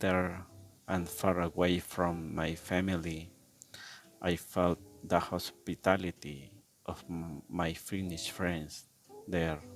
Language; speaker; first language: English; non-native, learner; Spanish